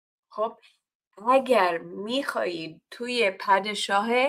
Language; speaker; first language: Persian; non-native, fluent; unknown